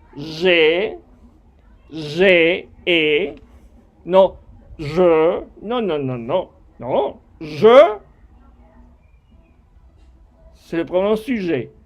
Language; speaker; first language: French; non-native, fluent; Spanish